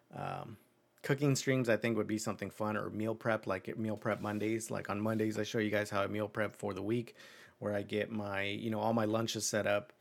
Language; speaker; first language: English; early bilingual, other home language; Spanish